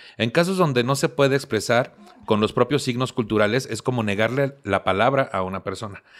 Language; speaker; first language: Spanish; native; Spanish